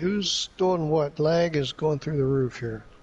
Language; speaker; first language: English; native; English